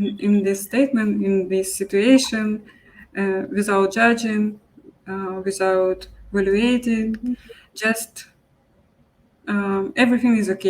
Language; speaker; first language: English; non-native, local second language; Russian